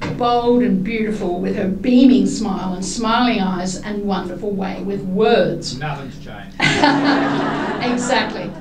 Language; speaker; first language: English; native; English